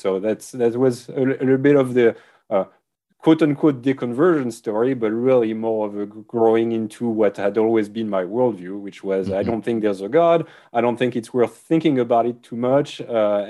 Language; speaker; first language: English; non-native, fluent; French